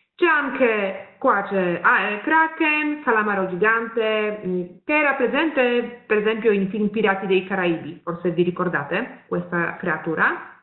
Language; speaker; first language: Italian; non-native, fluent; Polish